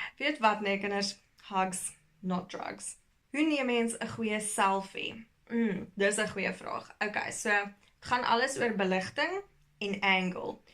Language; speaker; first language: Afrikaans; early bilingual, heritage; Afrikaans